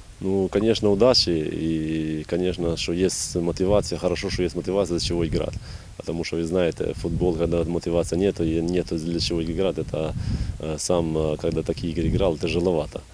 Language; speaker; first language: Russian; non-native, fluent; Albanian